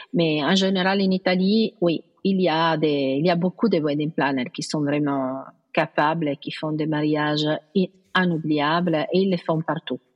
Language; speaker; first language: French; non-native, fluent; Italian